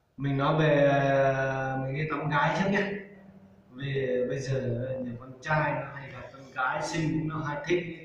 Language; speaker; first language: Vietnamese; non-native, local second language; Hmong